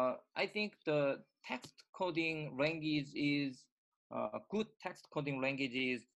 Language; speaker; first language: English; non-native, learner; Korean